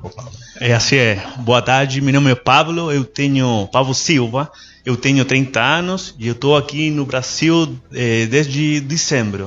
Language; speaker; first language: Portuguese; non-native, learner; Spanish